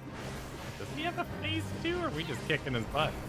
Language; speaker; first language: English; native; English